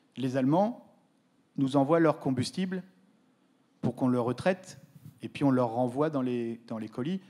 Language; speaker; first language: French; native; French